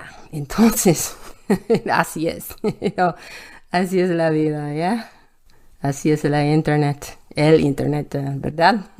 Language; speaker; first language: Spanish; non-native, learner; English